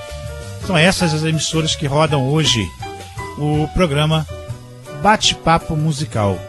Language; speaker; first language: Portuguese; native; Portuguese